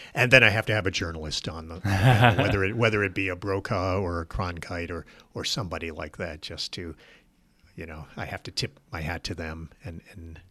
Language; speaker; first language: English; native; English